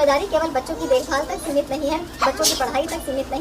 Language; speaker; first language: Hindi; native; Hindi